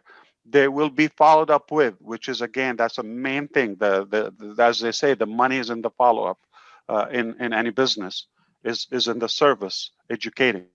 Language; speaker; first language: English; non-native, fluent; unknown